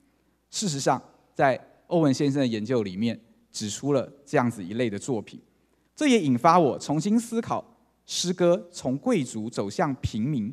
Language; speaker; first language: Chinese; native; Chinese